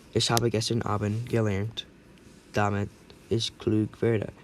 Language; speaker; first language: German; non-native, learner; English